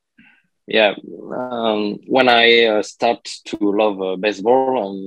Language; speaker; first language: English; non-native, learner; French